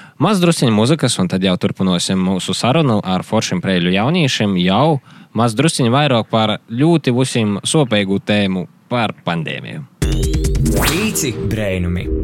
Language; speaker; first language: Latvian; native; Latvian